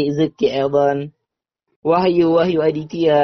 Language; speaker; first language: Arabic; non-native, learner; Indonesian